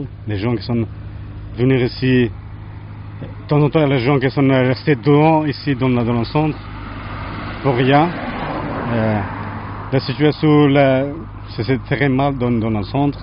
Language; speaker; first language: French; non-native, learner; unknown